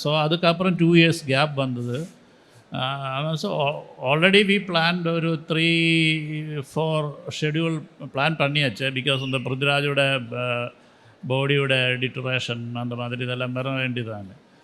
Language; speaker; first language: Tamil; non-native, local second language; Malayalam